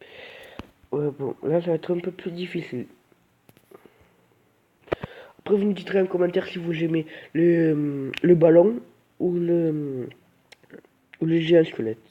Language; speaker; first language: French; native; French